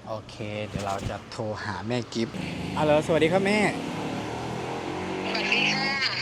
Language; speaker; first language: Thai; non-native, local second language; Malay